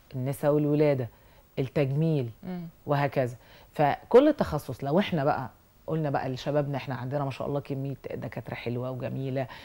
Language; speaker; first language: Arabic; native; Arabic